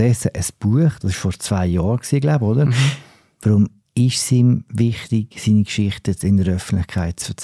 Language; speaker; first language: German; native; German